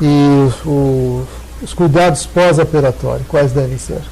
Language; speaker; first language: Portuguese; native; Portuguese